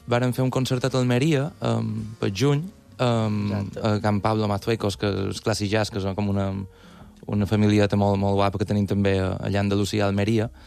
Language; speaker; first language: Catalan; native; Catalan